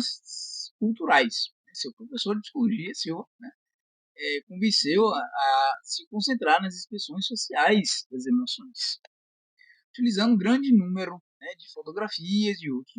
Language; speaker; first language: Portuguese; native; Portuguese